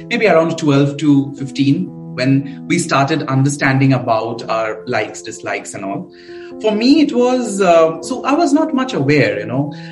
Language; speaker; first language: English; non-native, local second language; Bangla